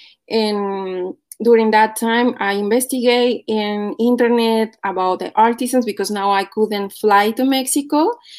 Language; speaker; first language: English; non-native, fluent; Spanish